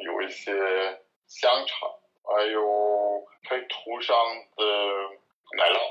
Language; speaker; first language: Chinese; non-native, learner; German